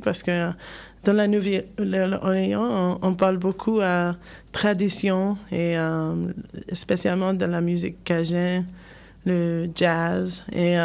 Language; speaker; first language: French; non-native, learner; English